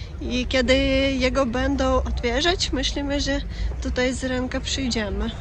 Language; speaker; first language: Polish; non-native, learner; Ukrainian